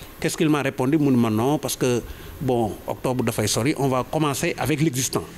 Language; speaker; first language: French; non-native, local second language; Wolof